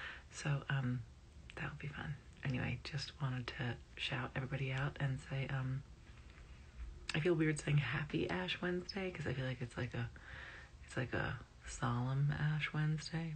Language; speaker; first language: English; native; English